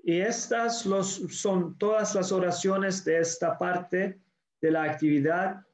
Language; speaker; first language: Spanish; non-native, learner; English